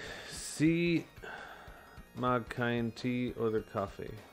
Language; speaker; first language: German; non-native, learner; English